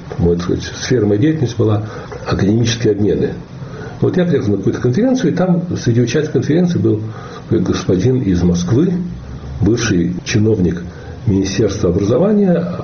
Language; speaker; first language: Russian; native; Russian